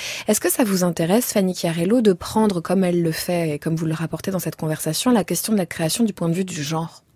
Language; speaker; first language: French; native; French